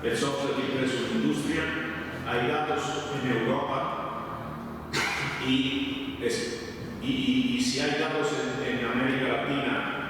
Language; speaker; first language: Spanish; non-native, fluent; Italian